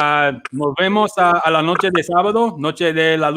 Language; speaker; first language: Spanish; non-native, learner; English